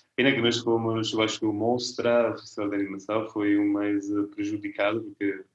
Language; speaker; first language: Portuguese; non-native, fluent; Italian